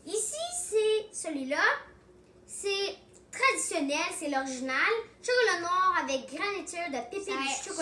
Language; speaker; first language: French; non-native, local second language; English